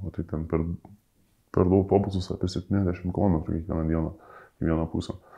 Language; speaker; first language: Lithuanian; native; Lithuanian